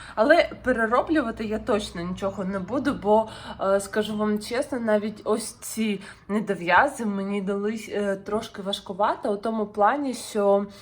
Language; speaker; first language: Ukrainian; non-native, local second language; Russian